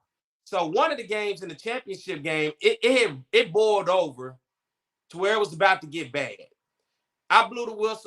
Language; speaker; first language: English; native; English